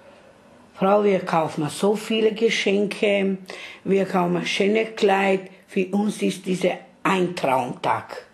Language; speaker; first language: German; non-native, learner; Romany